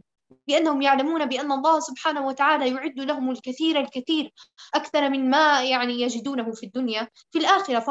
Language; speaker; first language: Arabic; native; Arabic